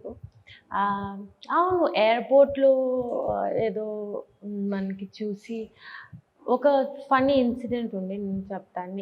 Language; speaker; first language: Telugu; non-native, learner; Bangla